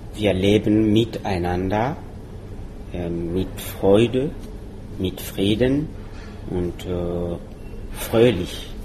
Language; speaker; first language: German; non-native, learner; Mossi